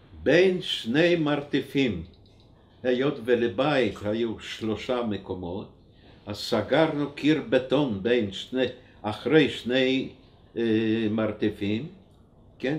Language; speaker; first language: Hebrew; non-native, fluent; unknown